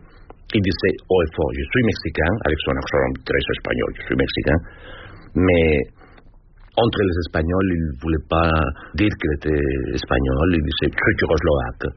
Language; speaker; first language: French; non-native, fluent; Spanish